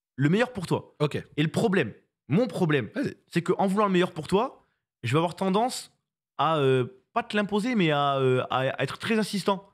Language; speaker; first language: French; native; French